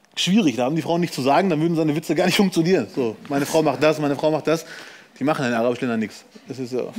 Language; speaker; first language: German; early bilingual, other home language; Arabic